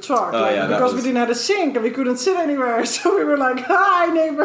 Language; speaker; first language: English; non-native, fluent; Dutch